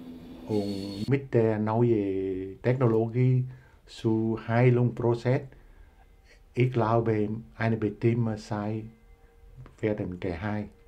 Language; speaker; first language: German; non-native, learner; Vietnamese